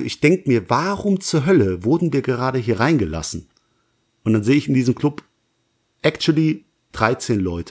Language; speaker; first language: German; native; German